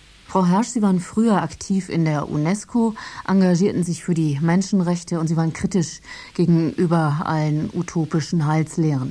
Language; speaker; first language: German; native; German